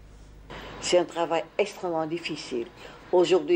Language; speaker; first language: French; non-native, fluent; Vietnamese